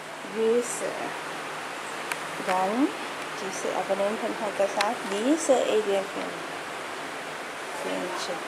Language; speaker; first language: German; non-native, learner; Thai